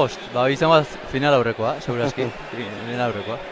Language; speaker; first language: Basque; native; Basque